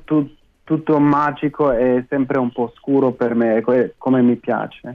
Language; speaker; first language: Italian; non-native, fluent; German